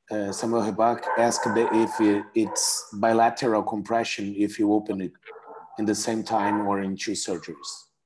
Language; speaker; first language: English; non-native, fluent; Portuguese